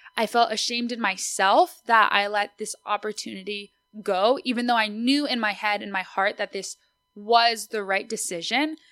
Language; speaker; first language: English; early bilingual, other home language; Spanish